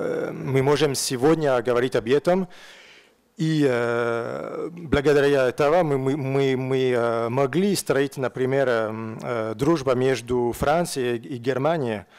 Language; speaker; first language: Russian; non-native, learner; French